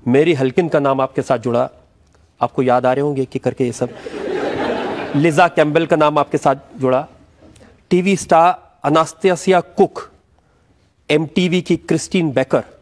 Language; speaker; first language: Urdu; native; Urdu